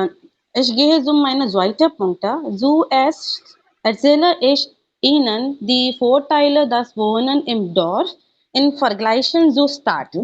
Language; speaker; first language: German; non-native, learner; Hindi